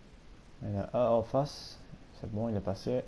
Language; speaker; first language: French; native; French